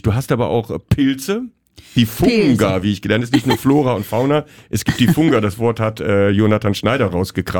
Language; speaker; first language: German; native; German